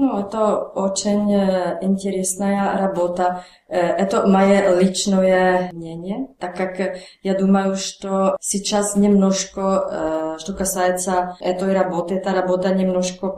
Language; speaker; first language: Russian; non-native, learner; Czech